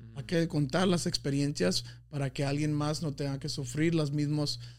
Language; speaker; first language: Spanish; early bilingual, heritage; Spanish